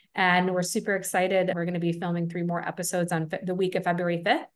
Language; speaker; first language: English; native; English